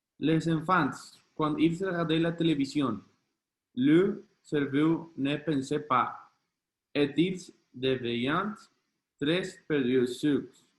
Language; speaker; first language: French; non-native, learner; Spanish